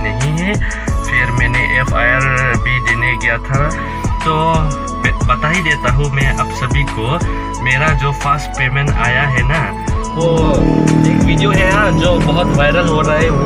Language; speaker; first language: Hindi; non-native, learner; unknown